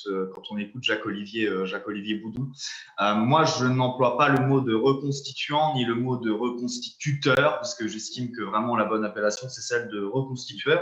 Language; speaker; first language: French; native; French